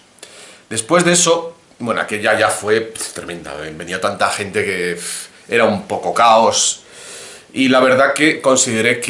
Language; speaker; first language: Spanish; native; Spanish